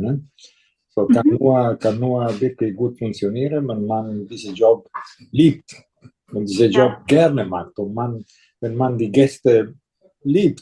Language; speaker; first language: German; non-native, fluent; Italian